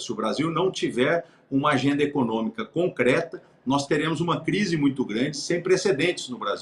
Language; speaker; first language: Portuguese; native; Portuguese